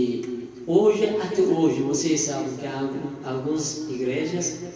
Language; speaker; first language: Portuguese; non-native, fluent; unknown